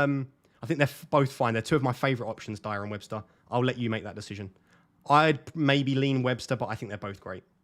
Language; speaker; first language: English; native; English